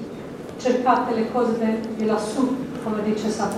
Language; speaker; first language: Italian; non-native, fluent; Croatian